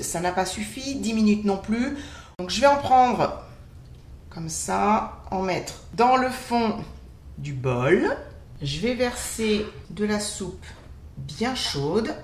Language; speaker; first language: French; native; French